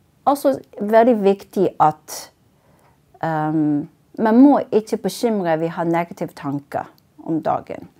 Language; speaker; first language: Norwegian; non-native, fluent; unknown